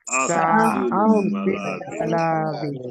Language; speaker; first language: Arabic; non-native, learner; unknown